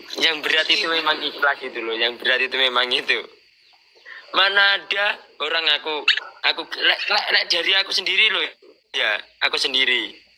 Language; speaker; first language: Indonesian; non-native, local second language; Javanese